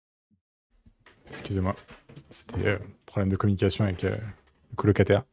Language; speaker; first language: French; native; French